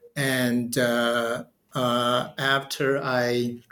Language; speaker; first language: English; non-native, fluent; Chinese